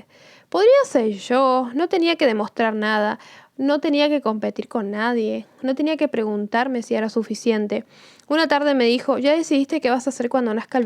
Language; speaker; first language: Spanish; native; Spanish